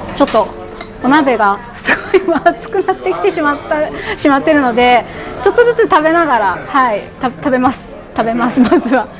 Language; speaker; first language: Japanese; native; Japanese